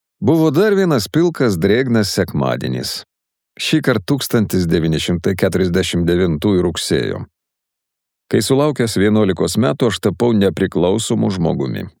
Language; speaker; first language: Lithuanian; native; Lithuanian